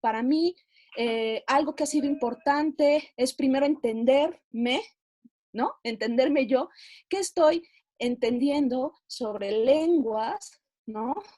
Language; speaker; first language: Spanish; native; Spanish